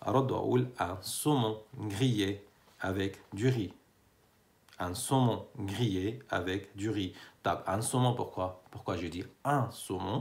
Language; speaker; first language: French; non-native, fluent; Arabic